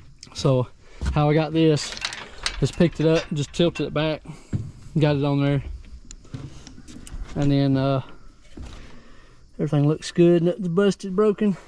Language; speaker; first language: English; native; English